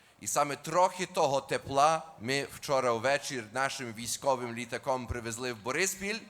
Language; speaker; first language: Ukrainian; early bilingual, heritage; Ukrainian